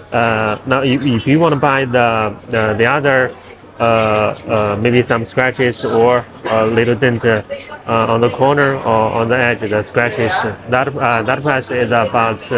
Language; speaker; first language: English; non-native, learner; Chinese